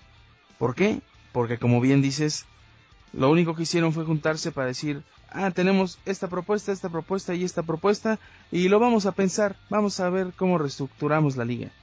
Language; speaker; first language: Spanish; native; Spanish